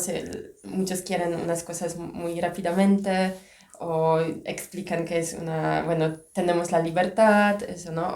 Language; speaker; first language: Spanish; non-native, fluent; Polish